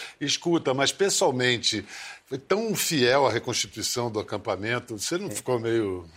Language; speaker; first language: Portuguese; native; Portuguese